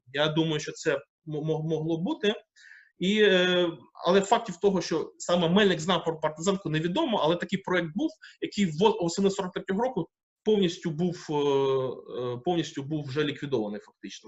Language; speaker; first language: Ukrainian; native; Ukrainian